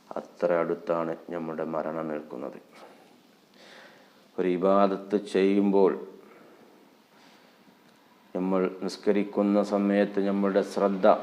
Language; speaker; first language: Malayalam; native; Malayalam